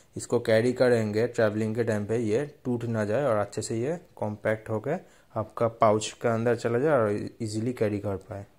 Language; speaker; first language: Hindi; native; Hindi